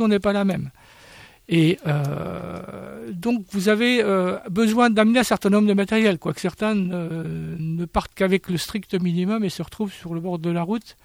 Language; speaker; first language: French; native; French